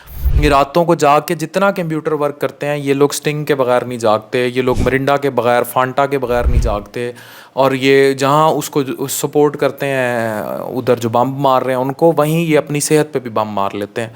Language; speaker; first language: Urdu; native; Urdu